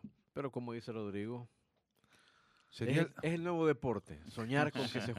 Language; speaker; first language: Spanish; native; Spanish